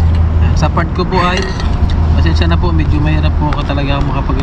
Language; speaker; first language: Filipino; native; Filipino